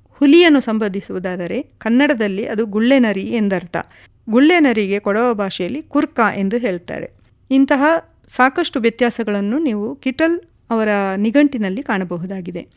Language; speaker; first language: Kannada; non-native, local second language; Kodava